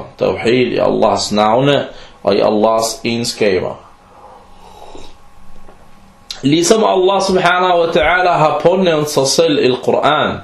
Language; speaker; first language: Danish; non-native, fluent; Arabic